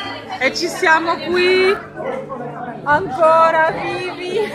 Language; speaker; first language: Italian; non-native, learner; French